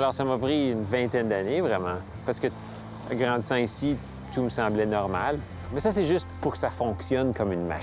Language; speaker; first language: French; native; French